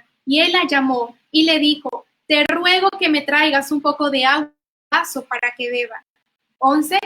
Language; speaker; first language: Spanish; native; Spanish